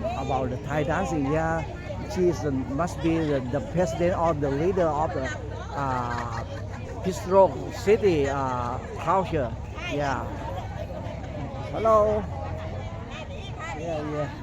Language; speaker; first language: English; non-native, learner; Thai